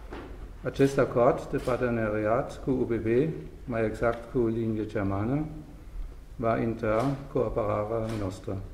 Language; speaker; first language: Romanian; non-native, learner; German